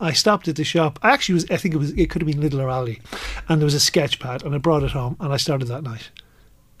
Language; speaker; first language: English; native; English